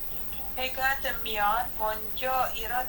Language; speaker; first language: Korean; non-native, learner; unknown